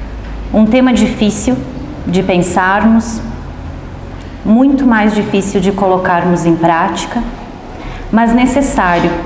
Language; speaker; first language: Portuguese; native; Portuguese